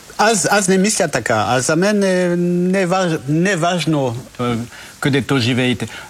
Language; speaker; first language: Bulgarian; non-native, learner; French